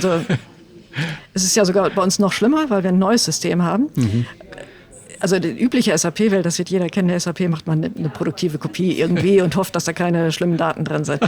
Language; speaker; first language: German; native; German